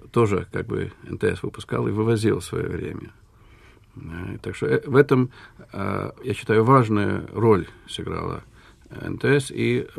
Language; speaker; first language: Russian; early bilingual, heritage; Russian